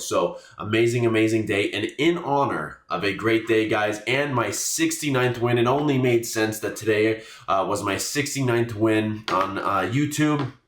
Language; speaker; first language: English; native; English